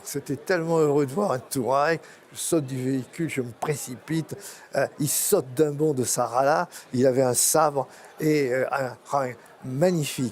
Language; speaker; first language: French; native; French